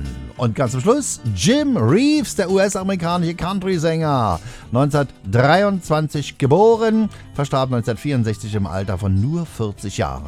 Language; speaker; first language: German; native; German